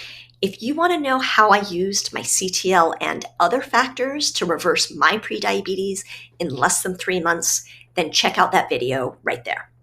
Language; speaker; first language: English; native; English